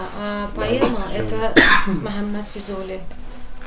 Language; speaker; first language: Russian; non-native, learner; Azerbaijani